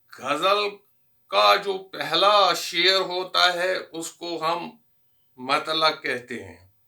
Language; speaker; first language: Urdu; non-native, local second language; Kashmiri